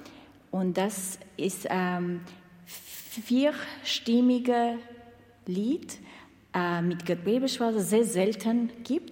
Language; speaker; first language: German; non-native, learner; Armenian